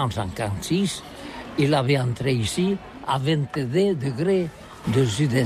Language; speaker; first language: French; non-native, learner; Catalan